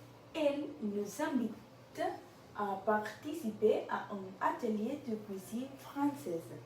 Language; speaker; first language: French; non-native, learner; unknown